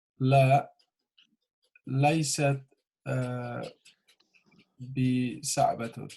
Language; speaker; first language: Arabic; non-native, learner; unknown